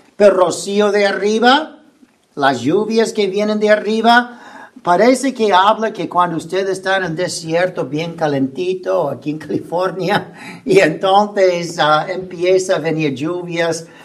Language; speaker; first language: Spanish; non-native, fluent; English